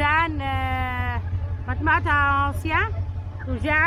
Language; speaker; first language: French; non-native, learner; Arabic